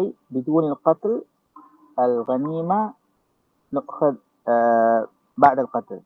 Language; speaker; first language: Arabic; non-native, learner; Malay